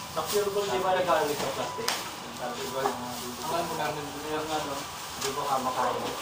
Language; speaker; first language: Filipino; native; Filipino